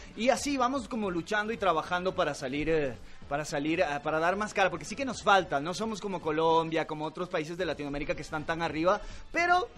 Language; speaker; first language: Spanish; native; Spanish